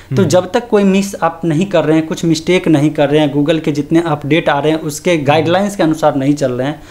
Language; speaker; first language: Hindi; native; Hindi